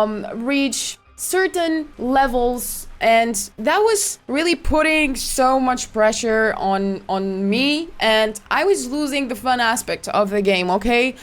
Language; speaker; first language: English; non-native, fluent; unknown